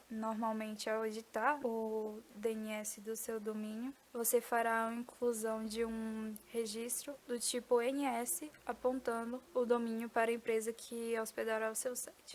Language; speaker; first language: Portuguese; native; Portuguese